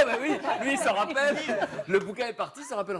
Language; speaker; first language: French; native; French